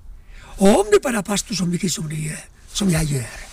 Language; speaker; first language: Swedish; non-native, local second language; Finnish